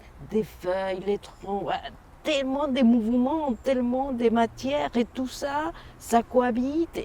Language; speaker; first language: French; non-native, fluent; Spanish